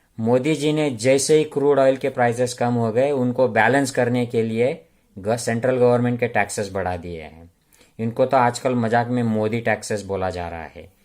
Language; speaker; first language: Hindi; non-native, local second language; Marathi